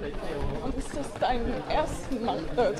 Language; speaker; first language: German; non-native, fluent; French